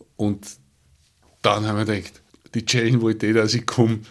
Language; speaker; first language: German; native; German